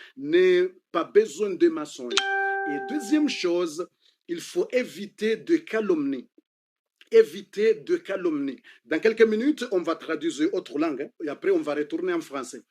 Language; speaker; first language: French; non-native, fluent; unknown